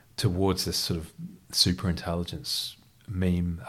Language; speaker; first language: English; native; English